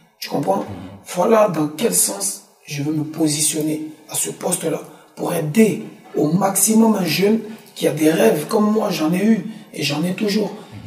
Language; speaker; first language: French; early bilingual, other home language; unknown